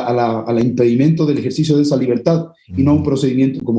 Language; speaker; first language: Spanish; native; Spanish